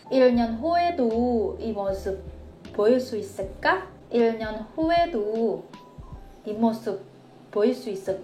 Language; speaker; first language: Korean; non-native, fluent; Indonesian